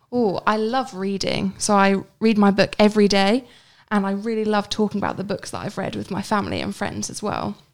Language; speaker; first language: English; native; English